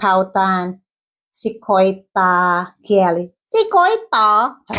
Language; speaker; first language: Finnish; non-native, learner; Cebuano